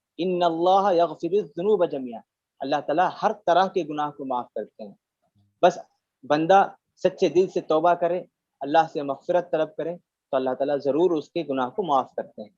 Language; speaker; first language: Urdu; native; Urdu